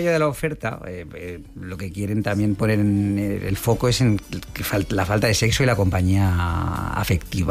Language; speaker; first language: Spanish; native; Spanish